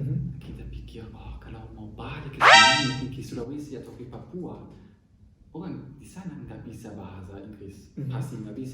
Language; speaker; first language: Indonesian; non-native, learner; German